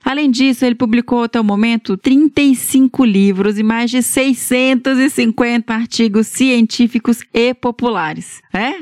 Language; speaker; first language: Portuguese; native; Portuguese